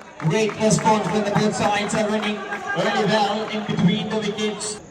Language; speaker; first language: English; non-native, local second language; Malayalam